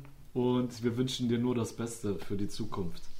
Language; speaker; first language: German; native; German